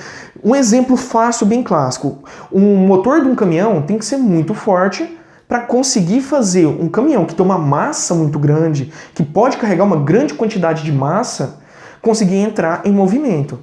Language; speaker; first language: Portuguese; native; Portuguese